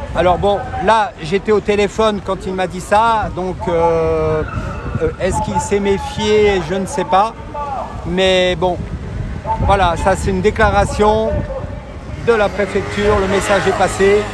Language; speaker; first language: French; native; French